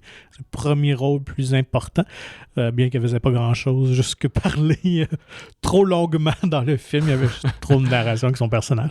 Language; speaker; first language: French; native; French